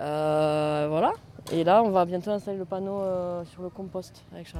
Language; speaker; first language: French; native; French